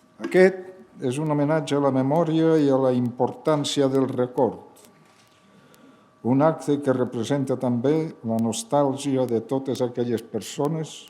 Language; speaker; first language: Catalan; early bilingual, heritage; Catalan